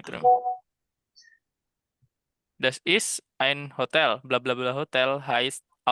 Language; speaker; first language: German; non-native, fluent; Indonesian